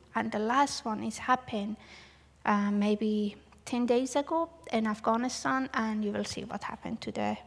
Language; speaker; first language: English; non-native, learner; Persian